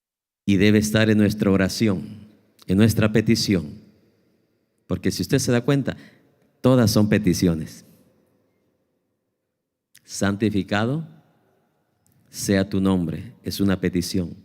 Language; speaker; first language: Spanish; native; Spanish